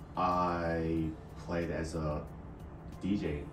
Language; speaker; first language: English; non-native, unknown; Korean